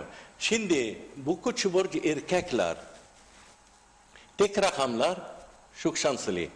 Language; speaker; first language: Turkish; non-native, learner; Arabic